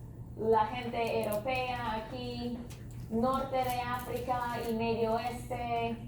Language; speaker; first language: Spanish; non-native, fluent; English